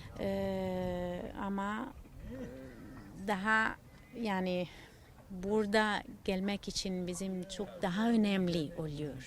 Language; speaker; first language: Turkish; non-native, learner; Italian